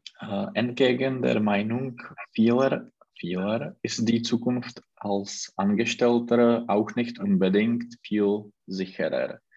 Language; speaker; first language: German; non-native, learner; Czech